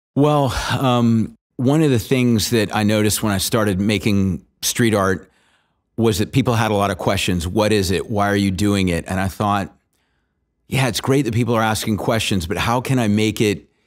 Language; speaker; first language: English; native; English